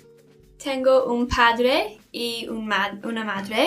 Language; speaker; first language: Spanish; non-native, learner; English